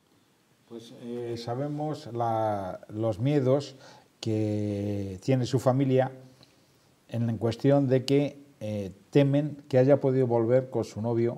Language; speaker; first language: Spanish; native; Spanish